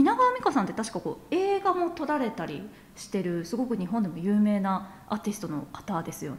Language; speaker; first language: Japanese; native; Japanese